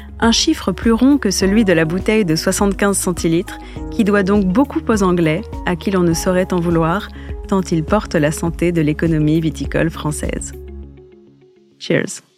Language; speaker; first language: French; native; French